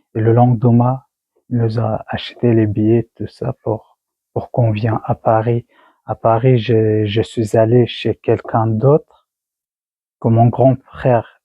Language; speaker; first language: French; non-native, learner; Persian